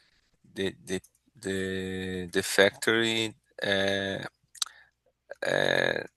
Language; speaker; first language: English; non-native, learner; Portuguese